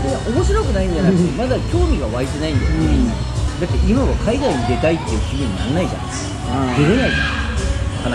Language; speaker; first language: Japanese; native; Japanese